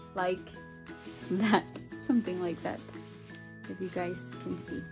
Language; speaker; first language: English; early bilingual, other home language; Spanish